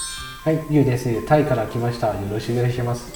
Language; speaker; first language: Japanese; non-native, learner; Thai